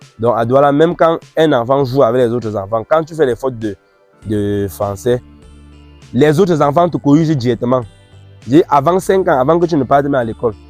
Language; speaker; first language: French; non-native, local second language; Ghomala